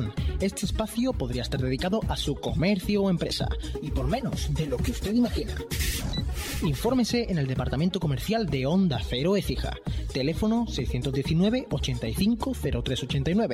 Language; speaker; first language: Spanish; native; Spanish